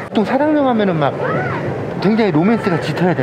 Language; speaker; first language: Korean; native; Korean